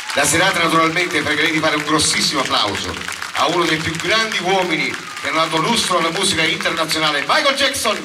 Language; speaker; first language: Italian; native; Italian